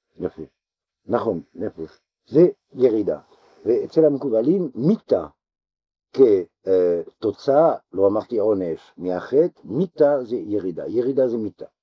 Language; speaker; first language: Hebrew; non-native, fluent; French